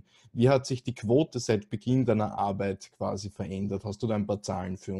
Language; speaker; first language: German; native; German